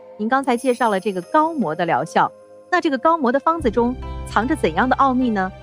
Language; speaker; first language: Chinese; native; Chinese